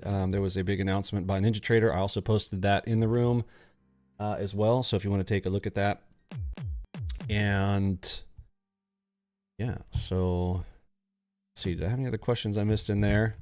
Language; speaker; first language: English; native; English